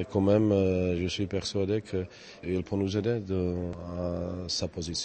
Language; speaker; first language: French; non-native, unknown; Czech